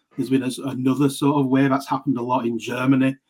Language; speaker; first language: English; native; English